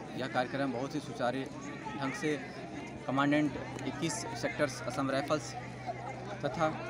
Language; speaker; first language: Hindi; native; Hindi